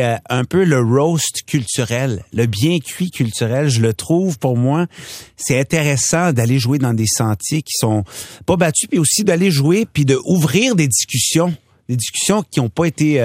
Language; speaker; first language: French; non-native, local second language; Punjabi